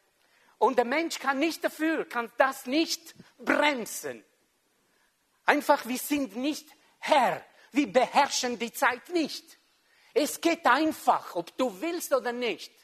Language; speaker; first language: German; non-native, local second language; French